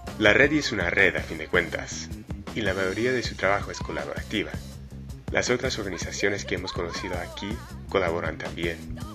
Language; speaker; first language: Spanish; native; Spanish